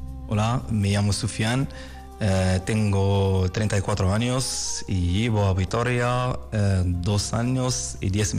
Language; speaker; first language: Spanish; non-native, fluent; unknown